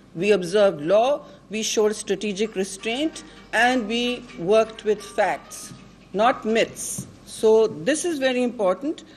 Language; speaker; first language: English; non-native, local second language; Urdu